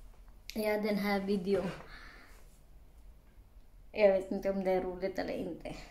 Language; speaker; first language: Swedish; non-native, learner; Filipino